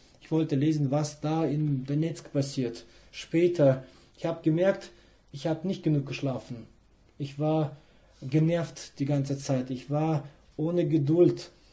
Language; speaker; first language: German; non-native, fluent; Russian